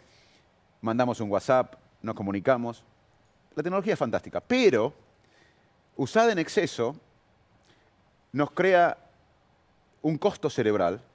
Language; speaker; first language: Spanish; native; Spanish